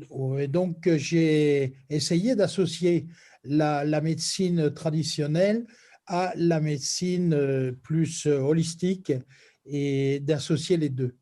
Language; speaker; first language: French; native; French